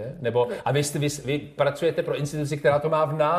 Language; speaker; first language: Czech; native; Czech